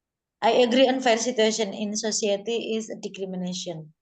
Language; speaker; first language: English; non-native, learner; Indonesian